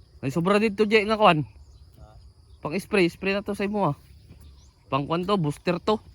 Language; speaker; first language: Filipino; native; Filipino